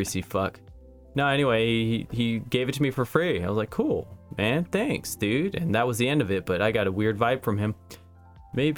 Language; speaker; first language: English; native; English